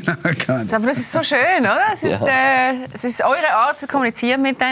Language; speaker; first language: German; native; German